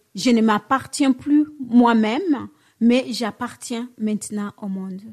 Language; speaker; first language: French; non-native, local second language; Swahili